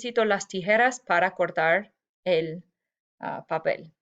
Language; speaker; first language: Spanish; non-native, fluent; English